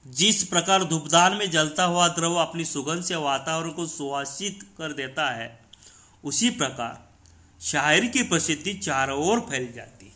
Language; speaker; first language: Hindi; non-native, local second language; Marathi